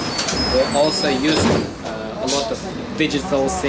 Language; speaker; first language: English; non-native, learner; Kazakh